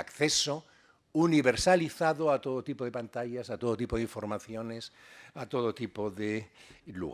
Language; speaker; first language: Spanish; native; Spanish